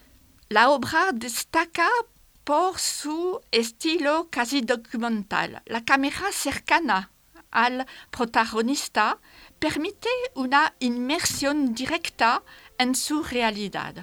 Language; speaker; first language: Spanish; non-native, fluent; French